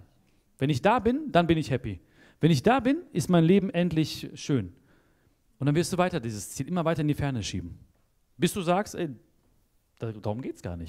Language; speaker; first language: German; native; German